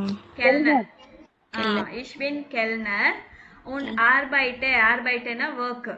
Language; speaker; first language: German; non-native, fluent; Tamil